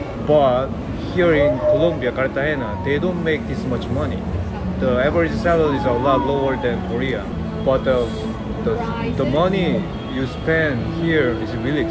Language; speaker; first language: English; non-native, fluent; Korean